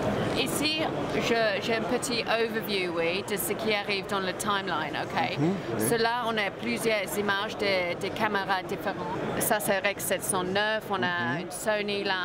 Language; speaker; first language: French; non-native, fluent; English